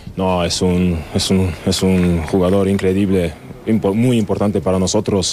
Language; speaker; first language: Spanish; non-native, fluent; German